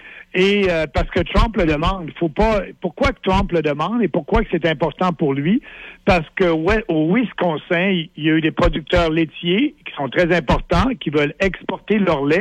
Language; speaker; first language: French; native; French